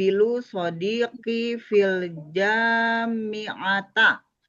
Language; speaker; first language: Arabic; non-native, learner; Indonesian